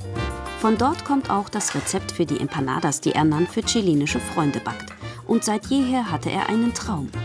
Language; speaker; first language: German; native; German